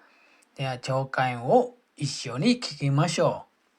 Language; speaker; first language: Japanese; non-native, fluent; Burmese